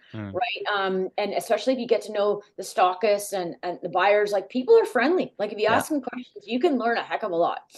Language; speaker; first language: English; native; English